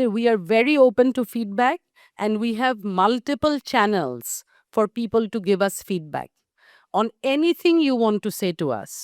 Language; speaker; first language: English; non-native, local second language; Bangla